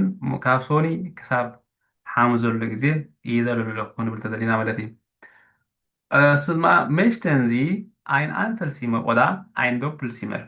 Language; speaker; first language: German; non-native, fluent; Tigrinya